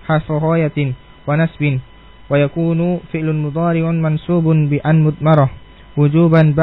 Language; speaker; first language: Arabic; non-native, learner; Indonesian